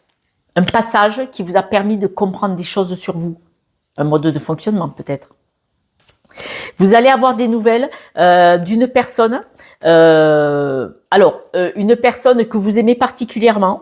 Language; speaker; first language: French; native; French